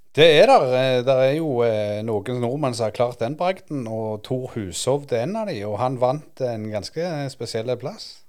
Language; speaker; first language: Norwegian; native; Norwegian